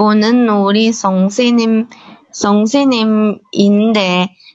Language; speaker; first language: Korean; non-native, learner; Chinese